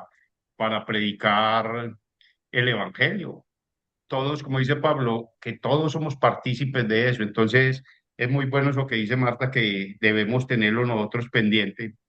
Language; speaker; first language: Spanish; native; Spanish